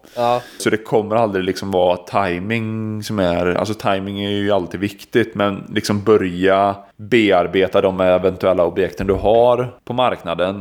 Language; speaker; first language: Swedish; native; Swedish